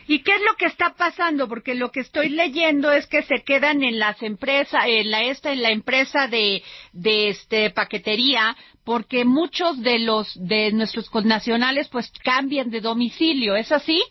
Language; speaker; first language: Spanish; native; Spanish